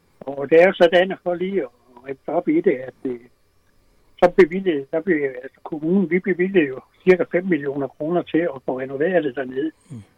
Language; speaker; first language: Danish; native; Danish